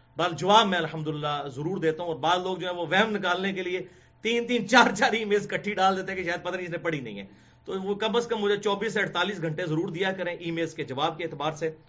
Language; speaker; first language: Urdu; non-native, local second language; Punjabi